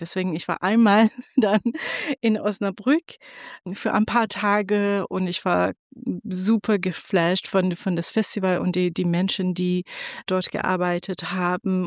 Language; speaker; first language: German; non-native, fluent; Persian